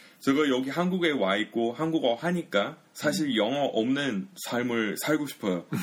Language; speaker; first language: Korean; early bilingual, heritage; English